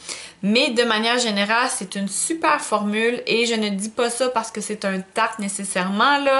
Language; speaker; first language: French; native; French